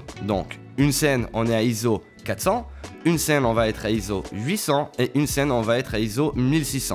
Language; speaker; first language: French; native; French